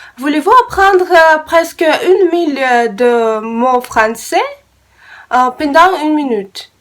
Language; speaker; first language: French; non-native, learner; Russian